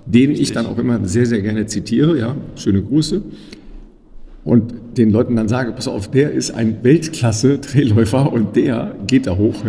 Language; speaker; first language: German; native; German